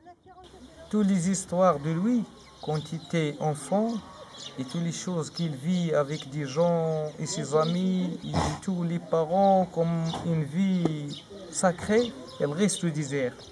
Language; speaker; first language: French; non-native, learner; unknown